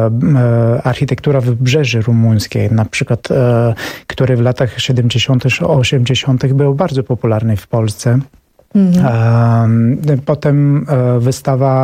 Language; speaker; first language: Polish; non-native, fluent; Romanian